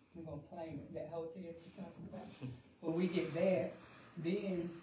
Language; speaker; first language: English; native; English